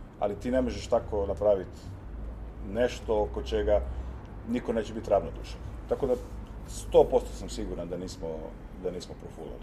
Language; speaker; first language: Croatian; native; Croatian